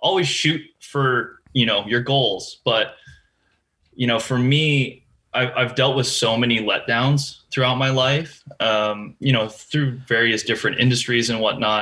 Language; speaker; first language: English; native; English